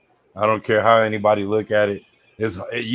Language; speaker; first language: English; native; English